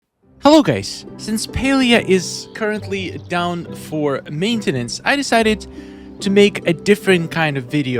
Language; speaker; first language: English; non-native, fluent; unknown